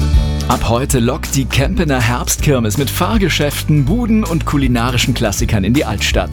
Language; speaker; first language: German; native; German